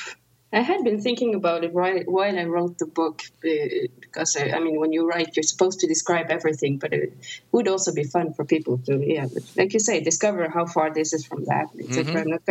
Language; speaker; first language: English; non-native, fluent; Norwegian